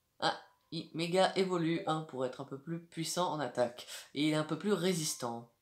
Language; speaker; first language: French; native; French